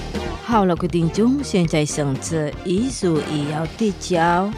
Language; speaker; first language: Chinese; non-native, fluent; Indonesian